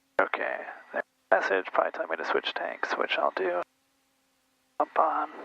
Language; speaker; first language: English; native; English